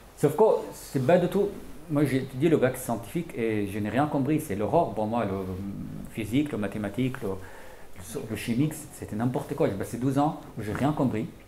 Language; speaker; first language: French; non-native, fluent; Arabic